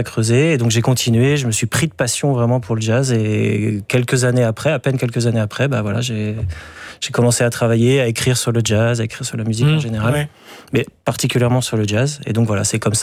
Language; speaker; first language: French; native; French